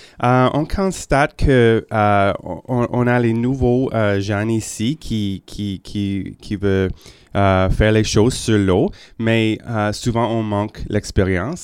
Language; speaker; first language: French; non-native, local second language; English